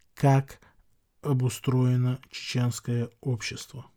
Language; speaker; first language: Russian; non-native, local second language; Chechen